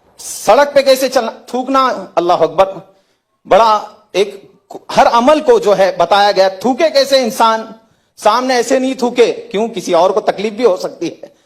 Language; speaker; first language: Hindi; native; Hindi